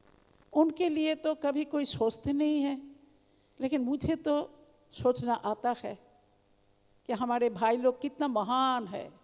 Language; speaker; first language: Hindi; non-native, local second language; Bangla